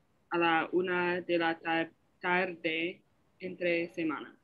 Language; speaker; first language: Spanish; non-native, learner; English